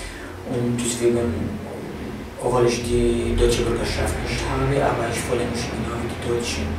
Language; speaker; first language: German; non-native, fluent; Arabic